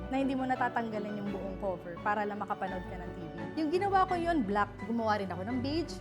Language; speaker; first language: Filipino; native; Filipino